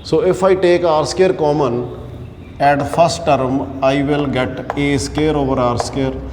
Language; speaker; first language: English; non-native, local second language; Punjabi